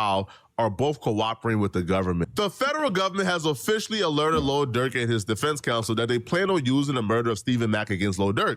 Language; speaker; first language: English; native; English